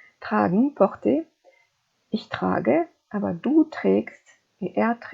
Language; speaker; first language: German; non-native, fluent; French